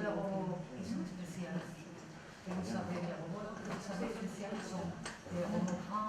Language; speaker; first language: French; non-native, learner; Spanish